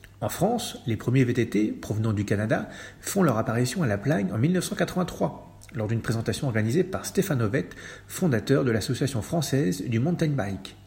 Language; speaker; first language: French; native; French